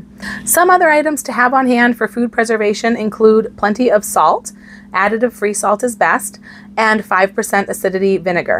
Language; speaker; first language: English; native; English